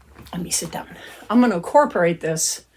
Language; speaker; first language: English; native; English